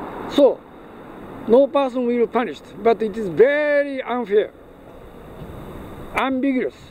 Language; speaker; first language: English; non-native, learner; Japanese